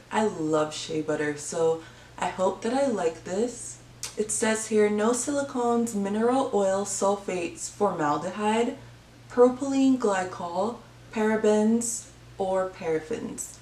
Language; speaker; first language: English; native; English